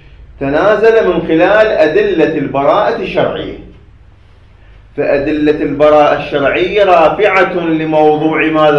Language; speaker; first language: Arabic; native; Arabic